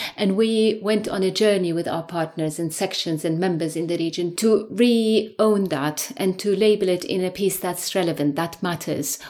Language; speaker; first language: English; non-native, fluent; Arabic